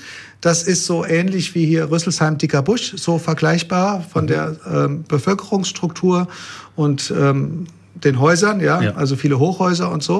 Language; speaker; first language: German; native; German